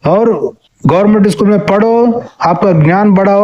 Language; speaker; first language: Hindi; non-native, local second language; Telugu